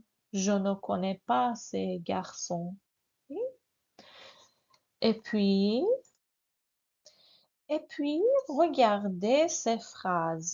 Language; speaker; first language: French; non-native, fluent; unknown